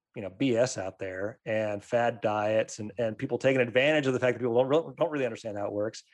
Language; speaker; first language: English; native; English